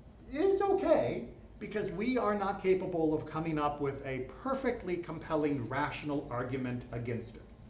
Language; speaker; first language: English; native; English